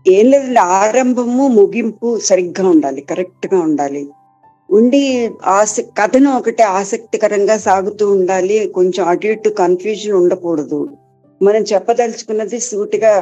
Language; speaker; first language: Telugu; native; Telugu